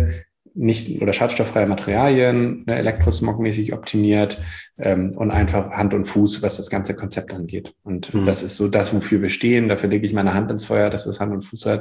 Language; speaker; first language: German; native; German